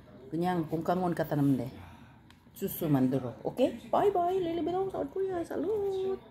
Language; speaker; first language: Korean; non-native, learner; Filipino